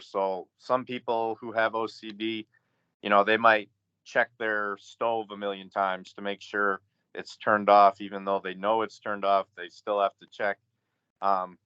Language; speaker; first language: English; native; English